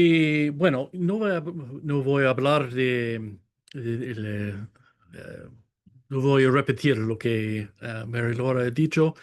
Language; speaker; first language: Spanish; non-native, fluent; English